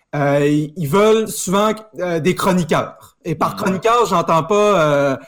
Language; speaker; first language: French; native; French